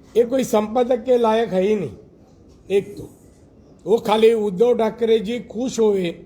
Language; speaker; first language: Hindi; non-native, local second language; Marathi